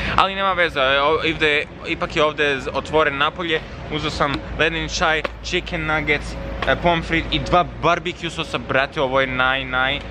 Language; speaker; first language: Serbian; early bilingual, heritage; Serbian